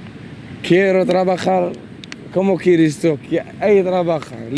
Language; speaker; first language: Spanish; non-native, learner; Arabic